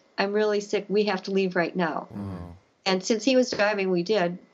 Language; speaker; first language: English; native; English